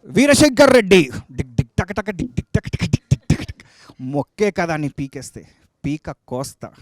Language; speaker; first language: Telugu; native; Telugu